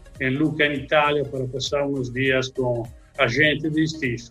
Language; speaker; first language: Portuguese; non-native, learner; Italian